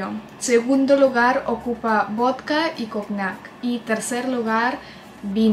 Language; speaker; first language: Spanish; non-native, fluent; Russian